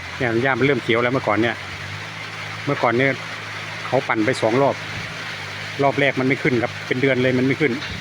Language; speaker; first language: Thai; non-native, local second language; Northeastern Thai